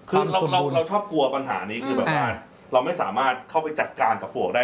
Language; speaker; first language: Thai; native; Thai